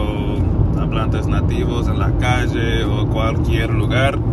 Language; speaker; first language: Spanish; non-native, learner; English